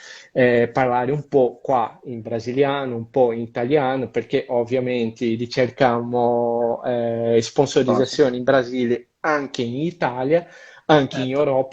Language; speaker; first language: Italian; non-native, learner; Portuguese